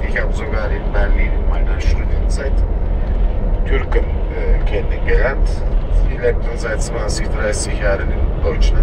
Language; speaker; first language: German; non-native, fluent; Turkish